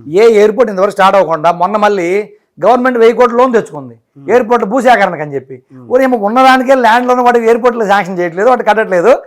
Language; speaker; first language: Telugu; native; Telugu